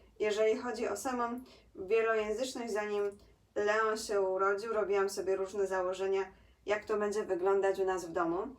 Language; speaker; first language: Polish; native; Polish